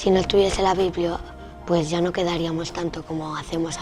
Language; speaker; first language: Spanish; native; Spanish